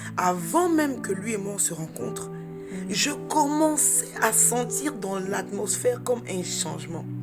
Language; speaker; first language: French; early bilingual, other home language; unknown